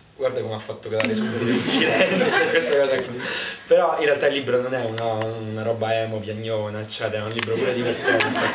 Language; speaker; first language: Italian; native; Italian